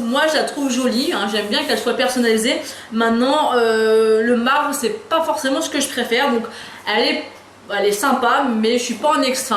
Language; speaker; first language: French; native; French